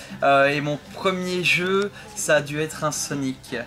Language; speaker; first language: French; native; French